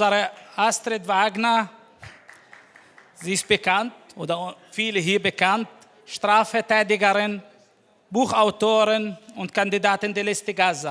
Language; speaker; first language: German; non-native, fluent; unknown